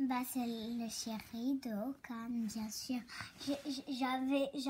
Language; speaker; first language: French; early bilingual, other home language; Turkish